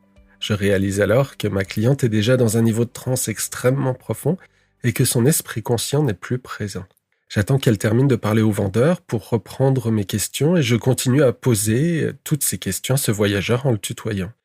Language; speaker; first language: French; native; French